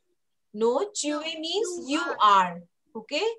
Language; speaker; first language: English; non-native, local second language; Hindi